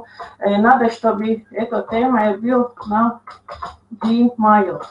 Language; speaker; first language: Russian; non-native, local second language; Latvian